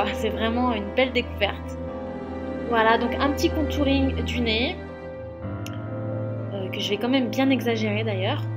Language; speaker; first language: French; native; French